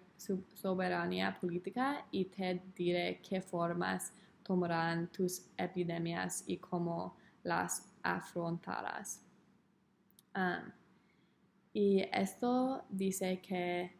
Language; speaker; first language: Spanish; non-native, learner; English